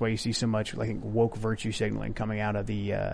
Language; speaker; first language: English; native; English